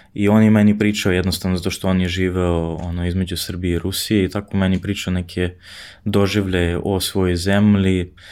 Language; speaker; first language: Serbian; non-native, fluent; English